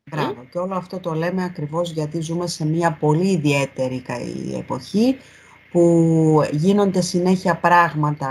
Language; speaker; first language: Greek; native; Greek